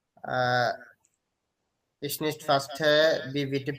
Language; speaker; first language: German; non-native, learner; Bangla